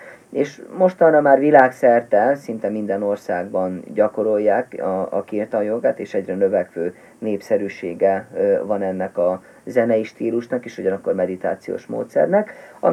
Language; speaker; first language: Hungarian; native; Hungarian